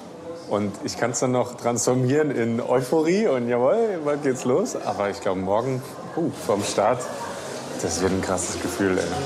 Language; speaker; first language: German; native; German